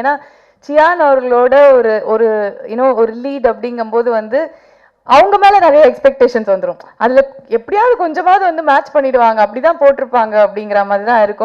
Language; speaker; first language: Tamil; native; Tamil